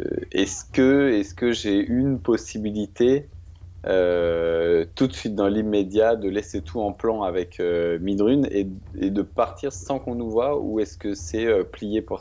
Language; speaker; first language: French; native; French